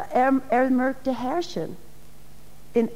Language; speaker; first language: German; non-native, fluent; English